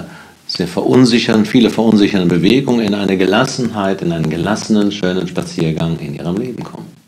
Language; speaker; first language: German; native; German